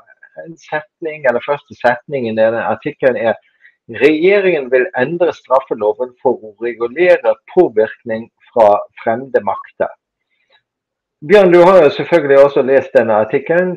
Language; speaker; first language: Norwegian; non-native, fluent; German